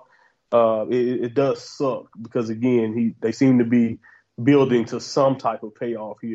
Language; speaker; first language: English; native; English